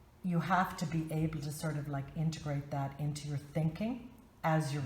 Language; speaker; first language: English; native; English